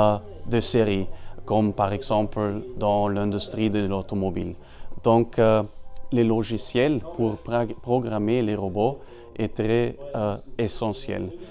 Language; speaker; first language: French; non-native, fluent; German